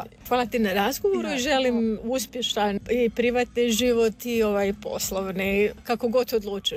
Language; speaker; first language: Serbian; native; Serbian